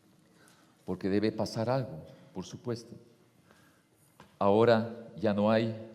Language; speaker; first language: Spanish; native; Spanish